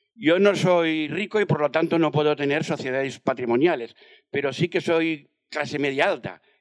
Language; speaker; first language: Spanish; non-native, fluent; French